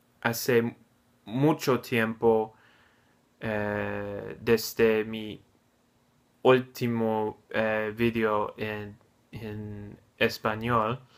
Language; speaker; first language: Spanish; non-native, learner; English